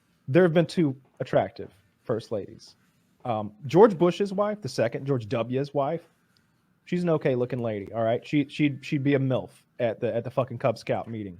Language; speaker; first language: English; native; English